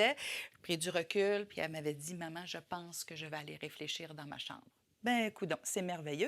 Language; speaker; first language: French; native; French